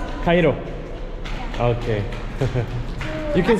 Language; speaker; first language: English; non-native, learner; Korean